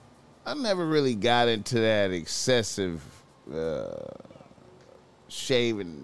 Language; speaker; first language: English; native; English